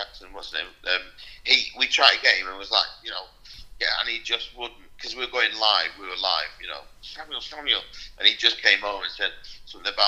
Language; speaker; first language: English; native; English